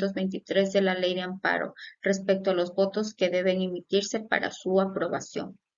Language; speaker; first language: Spanish; native; Spanish